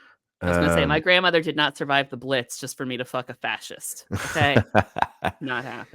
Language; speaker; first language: English; native; English